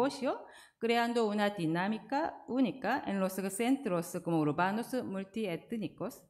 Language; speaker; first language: Spanish; non-native, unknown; Korean